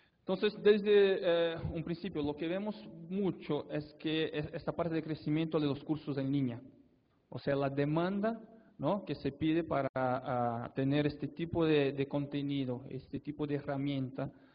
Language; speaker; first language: Spanish; non-native, fluent; Portuguese